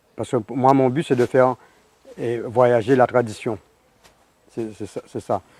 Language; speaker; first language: French; native; French